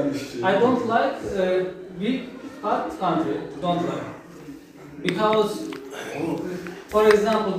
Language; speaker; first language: English; non-native, learner; Turkish